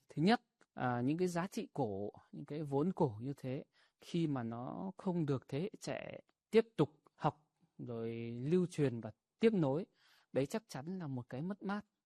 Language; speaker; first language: Vietnamese; non-native, local second language; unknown